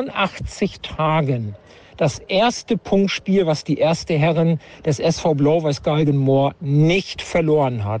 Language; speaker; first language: German; native; German